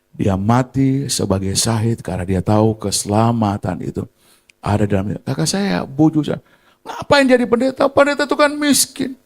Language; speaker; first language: Indonesian; native; Indonesian